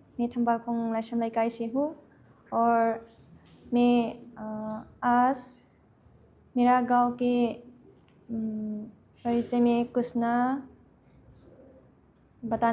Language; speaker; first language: Hindi; non-native, local second language; Manipuri